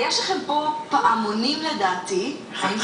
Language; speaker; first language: Hebrew; native; Hebrew